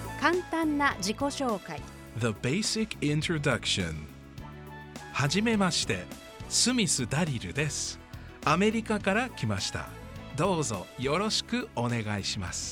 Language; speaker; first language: Japanese; non-native, fluent; English